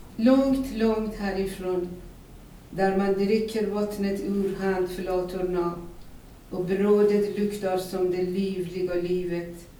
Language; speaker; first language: Swedish; non-native, fluent; Persian